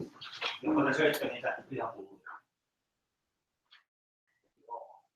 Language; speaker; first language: Finnish; native; Finnish